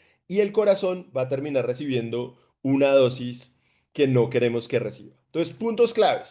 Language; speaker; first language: Spanish; native; Spanish